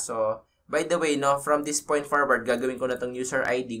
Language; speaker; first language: English; non-native, local second language; Filipino